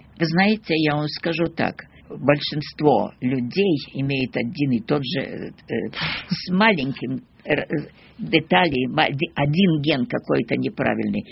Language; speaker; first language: Russian; early bilingual, heritage; Russian